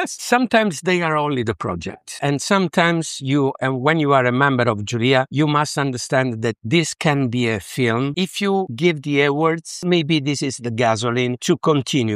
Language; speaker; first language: English; non-native, learner; Italian